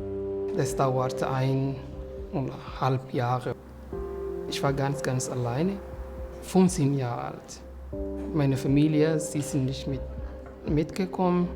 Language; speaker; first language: German; non-native, learner; Somali